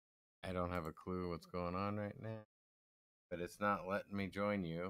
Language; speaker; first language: English; native; English